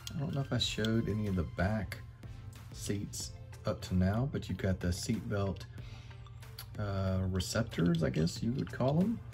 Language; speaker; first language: English; native; English